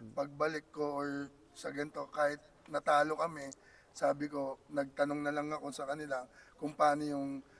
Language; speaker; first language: Filipino; native; Filipino